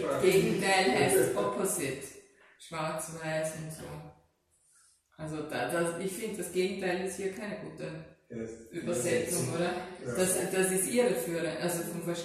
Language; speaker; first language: German; native; German